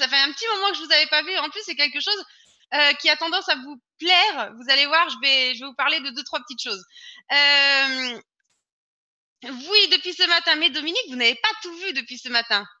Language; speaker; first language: French; native; French